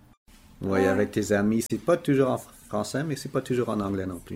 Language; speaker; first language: French; native; French